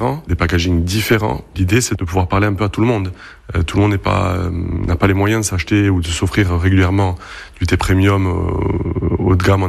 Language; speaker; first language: French; native; French